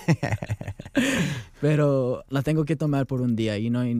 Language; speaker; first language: Spanish; early bilingual, heritage; Spanish